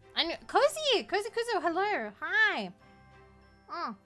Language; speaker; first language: English; native; English